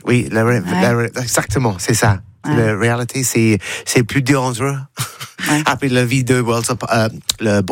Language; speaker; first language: French; non-native, learner; English